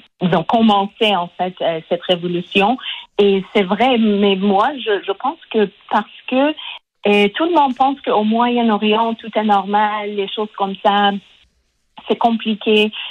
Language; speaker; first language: French; non-native, local second language; Persian